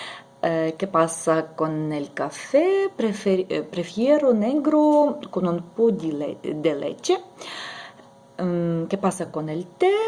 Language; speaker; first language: Spanish; non-native, learner; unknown